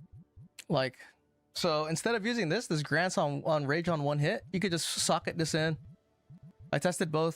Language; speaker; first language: English; native; English